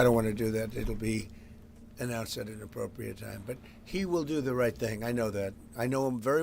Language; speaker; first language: English; native; English